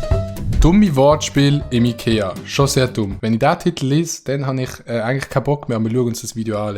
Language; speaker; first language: German; native; German